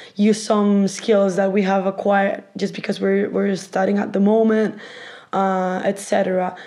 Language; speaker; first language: English; non-native, fluent; Spanish